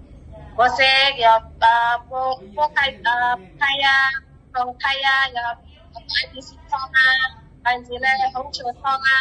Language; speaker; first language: Chinese; non-native, learner; Indonesian